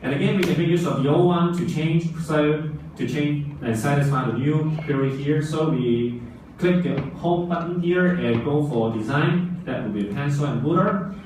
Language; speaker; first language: English; non-native, local second language; Chinese